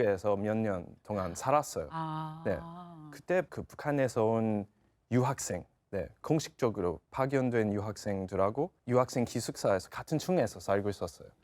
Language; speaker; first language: Korean; non-native, fluent; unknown